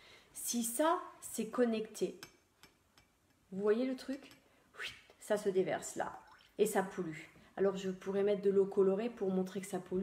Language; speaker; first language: French; native; French